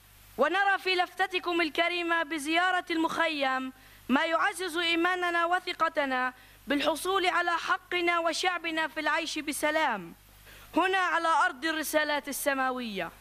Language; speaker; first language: Arabic; native; Arabic